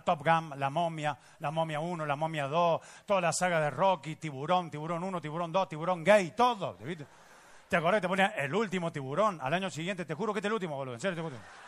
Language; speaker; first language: Spanish; native; Spanish